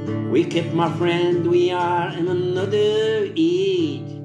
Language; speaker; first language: English; non-native, learner; Arabic